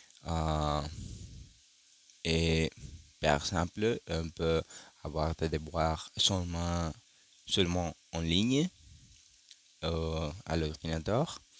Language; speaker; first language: French; non-native, learner; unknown